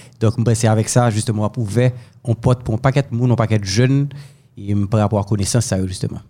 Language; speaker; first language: French; non-native, local second language; Haitian Creole